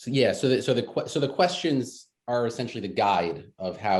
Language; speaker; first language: English; native; English